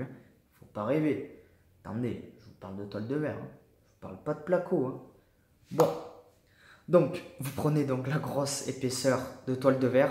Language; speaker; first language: French; native; French